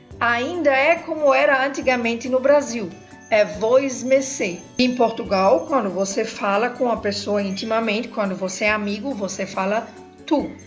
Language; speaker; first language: Portuguese; non-native, fluent; German